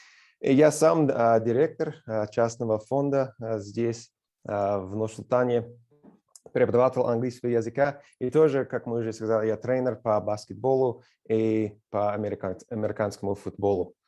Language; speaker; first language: Russian; non-native, fluent; English